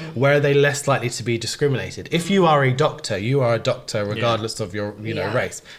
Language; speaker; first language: English; early bilingual, other home language; Urdu